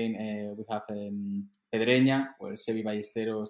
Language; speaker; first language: English; non-native, fluent; Spanish